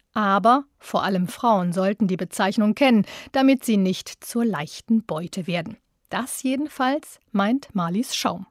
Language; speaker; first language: German; native; German